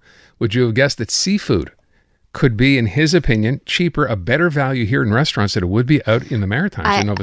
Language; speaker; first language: English; native; English